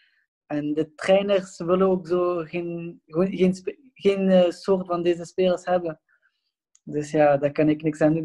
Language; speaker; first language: Dutch; non-native, local second language; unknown